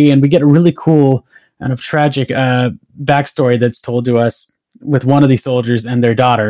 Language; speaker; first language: English; native; English